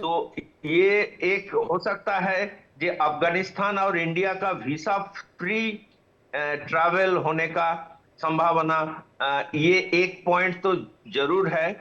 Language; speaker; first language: Hindi; non-native, local second language; Bangla